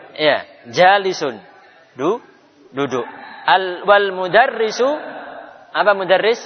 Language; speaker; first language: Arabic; non-native, fluent; Indonesian